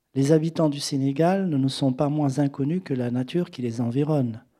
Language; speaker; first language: French; native; French